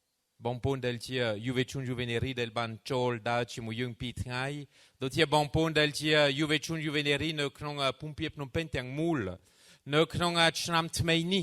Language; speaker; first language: Khmer; non-native, fluent; French